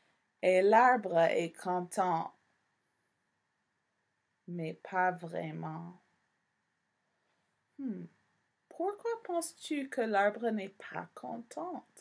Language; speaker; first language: French; non-native, fluent; English